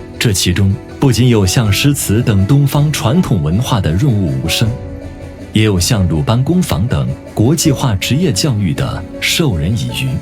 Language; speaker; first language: Chinese; native; Chinese